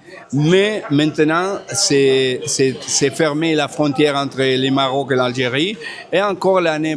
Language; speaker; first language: French; non-native, fluent; Spanish